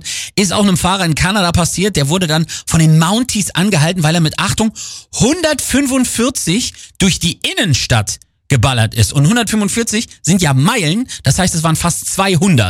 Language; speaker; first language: German; native; German